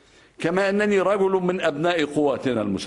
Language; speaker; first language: Arabic; native; Arabic